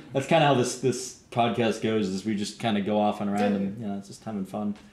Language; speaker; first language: English; native; English